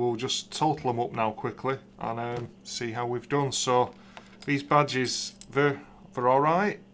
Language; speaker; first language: English; native; English